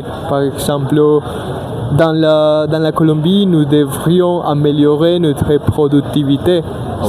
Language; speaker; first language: French; non-native, learner; Spanish